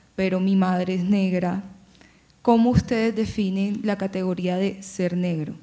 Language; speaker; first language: Spanish; native; Spanish